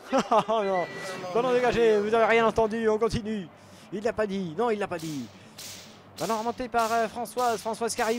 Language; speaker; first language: French; native; French